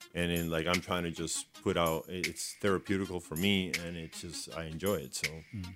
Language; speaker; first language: English; early bilingual, other home language; Spanish